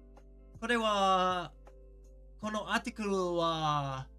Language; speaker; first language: Japanese; non-native, learner; English